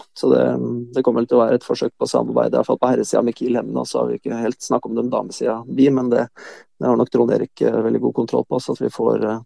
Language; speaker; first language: Norwegian; native; Norwegian